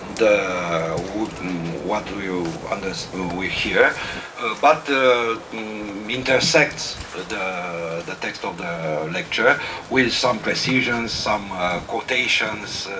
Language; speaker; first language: English; non-native, learner; Romanian